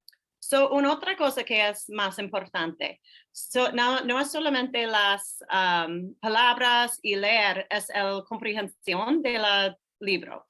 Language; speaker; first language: Spanish; non-native, learner; English